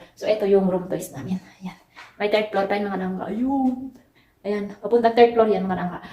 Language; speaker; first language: Filipino; native; Filipino